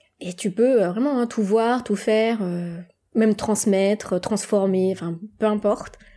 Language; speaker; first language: French; native; French